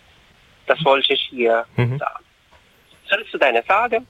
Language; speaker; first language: German; non-native, fluent; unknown